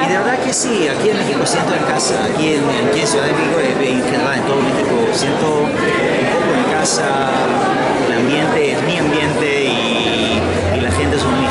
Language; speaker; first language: Spanish; non-native, fluent; Hebrew